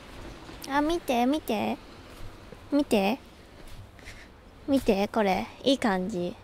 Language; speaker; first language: Japanese; non-native, fluent; Chinese